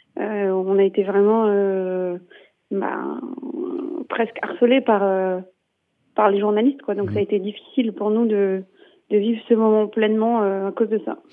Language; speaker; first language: French; native; French